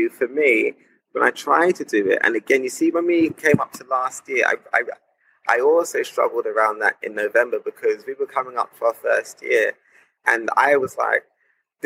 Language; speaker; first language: English; native; English